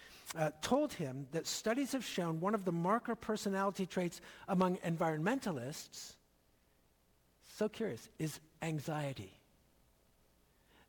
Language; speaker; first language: English; native; English